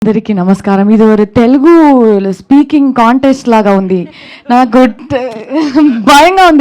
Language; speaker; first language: Telugu; non-native, learner; Kannada